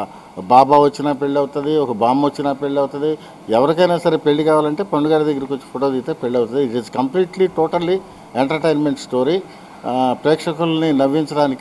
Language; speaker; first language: Telugu; native; Telugu